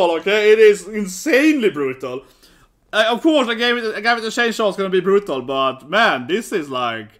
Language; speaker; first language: English; non-native, fluent; Swedish